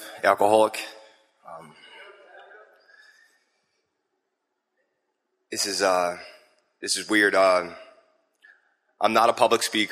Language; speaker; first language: English; native; English